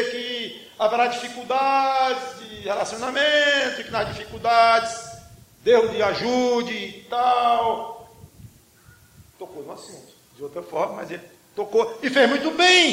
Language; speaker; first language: Portuguese; native; Portuguese